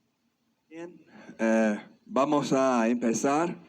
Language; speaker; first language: Spanish; non-native, fluent; English